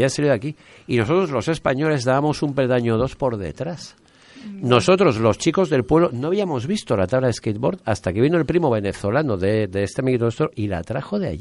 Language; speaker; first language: Spanish; native; Spanish